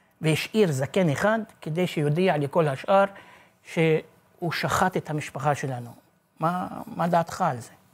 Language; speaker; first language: Hebrew; non-native, local second language; Arabic